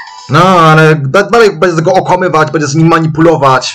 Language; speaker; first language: Polish; native; Polish